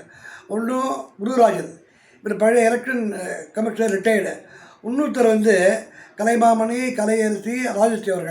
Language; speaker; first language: Tamil; native; Tamil